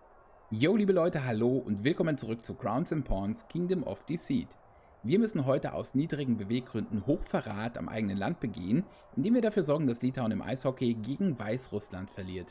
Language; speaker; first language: German; native; German